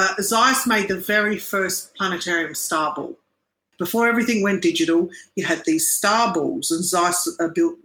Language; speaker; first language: English; non-native, local second language; Arabic